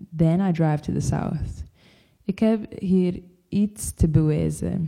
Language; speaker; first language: Dutch; non-native, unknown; English